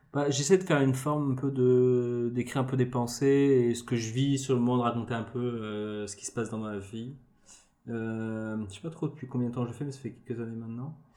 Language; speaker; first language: French; native; French